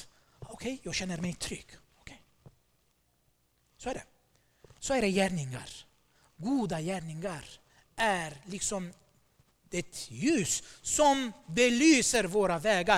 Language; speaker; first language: Swedish; non-native, fluent; Armenian